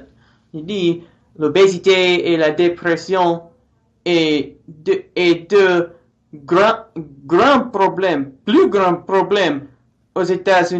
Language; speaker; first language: French; non-native, learner; English